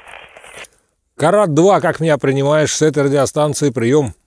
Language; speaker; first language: Russian; native; Russian